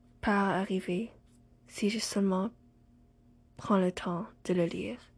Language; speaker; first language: French; non-native, learner; English